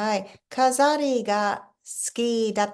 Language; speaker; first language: Japanese; non-native, fluent; English